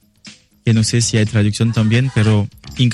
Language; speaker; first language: Spanish; non-native, learner; French